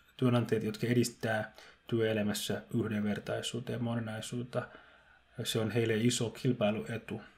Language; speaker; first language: Finnish; early bilingual, other home language; Somali